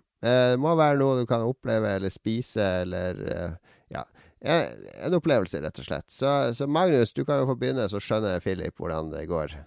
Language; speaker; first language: Norwegian; native; Norwegian